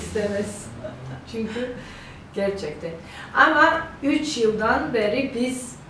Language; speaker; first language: Turkish; non-native, learner; Georgian